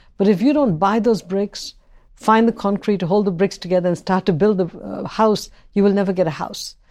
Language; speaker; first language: English; non-native, local second language; Tamil